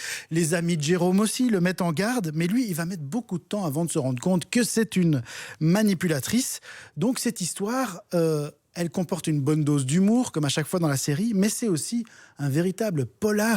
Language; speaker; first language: French; native; French